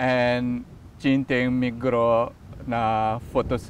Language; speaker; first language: Dutch; non-native, local second language; Sranan Tongo